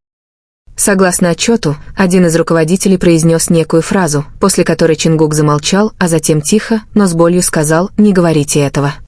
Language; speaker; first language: Russian; native; Russian